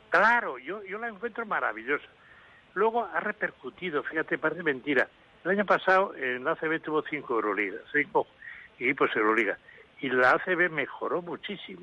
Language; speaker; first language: Spanish; native; Spanish